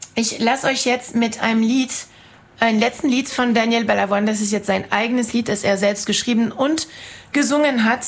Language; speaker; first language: German; non-native, fluent; French